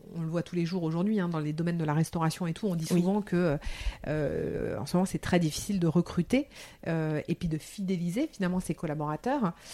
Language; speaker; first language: French; early bilingual, heritage; French